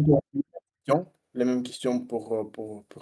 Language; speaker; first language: French; non-native, learner; Russian